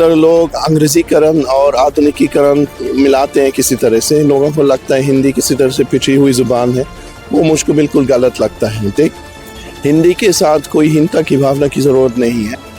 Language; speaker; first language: Hindi; non-native, fluent; Swedish